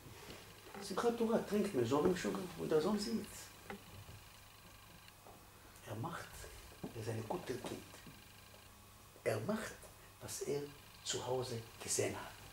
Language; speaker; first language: German; non-native, fluent; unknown